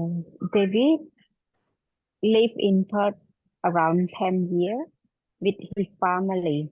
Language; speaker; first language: English; non-native, learner; Khmer